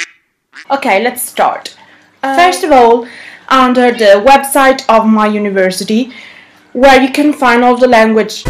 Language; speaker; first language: English; non-native, learner; Italian